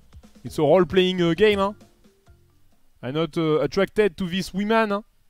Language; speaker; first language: English; non-native, fluent; French